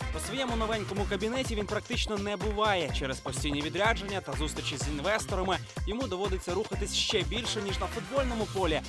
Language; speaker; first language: Ukrainian; native; Ukrainian